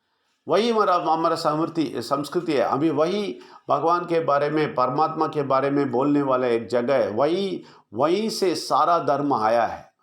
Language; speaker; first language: Hindi; non-native, local second language; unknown